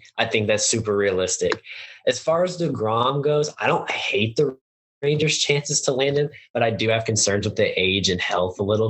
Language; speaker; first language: English; native; English